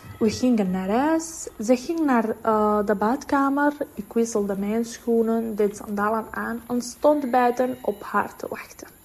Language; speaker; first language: Dutch; non-native, learner; Ukrainian